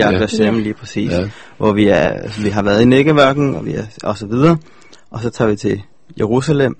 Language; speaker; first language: Danish; native; Danish